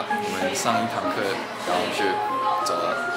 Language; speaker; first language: Chinese; early bilingual, heritage; English